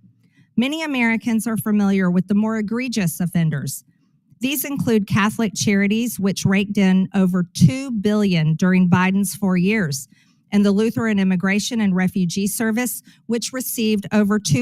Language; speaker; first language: English; native; English